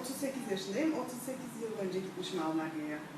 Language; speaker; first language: Turkish; early bilingual, heritage; Turkish